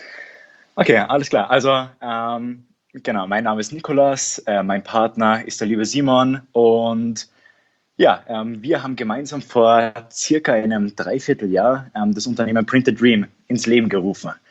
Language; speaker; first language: German; native; German